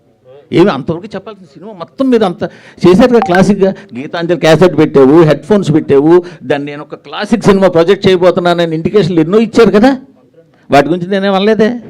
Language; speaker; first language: Telugu; native; Telugu